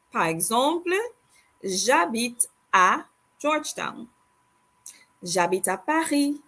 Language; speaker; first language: French; non-native, fluent; English